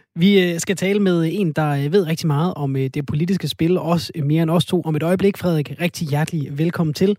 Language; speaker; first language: Danish; native; Danish